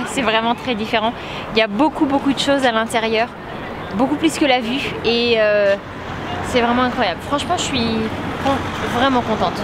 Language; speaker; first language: French; native; French